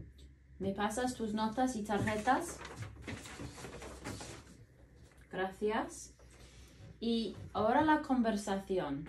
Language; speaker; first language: Spanish; non-native, fluent; English